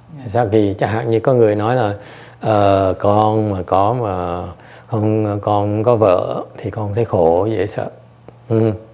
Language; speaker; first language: Vietnamese; early bilingual, other home language; English